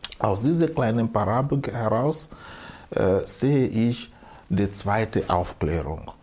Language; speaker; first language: German; non-native, fluent; Igbo